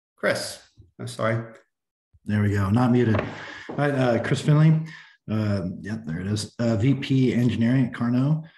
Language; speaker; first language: English; native; English